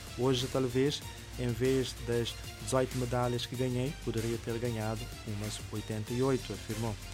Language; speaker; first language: Portuguese; non-native, local second language; Kabuverdianu